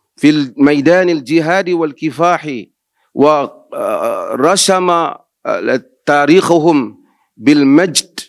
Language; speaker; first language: Arabic; non-native, fluent; Malay